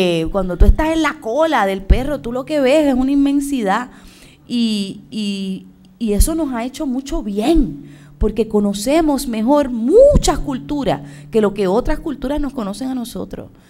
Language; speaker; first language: Spanish; native; Spanish